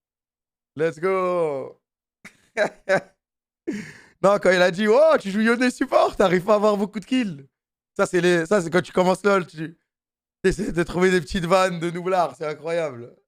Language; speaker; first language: French; native; French